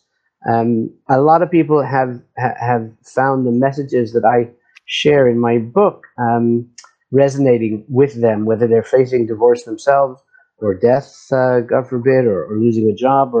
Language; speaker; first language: English; native; English